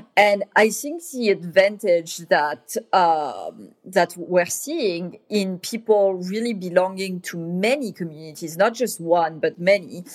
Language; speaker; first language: English; non-native, fluent; French